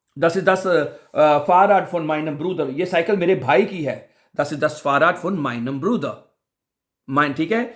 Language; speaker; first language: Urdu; non-native, local second language; Punjabi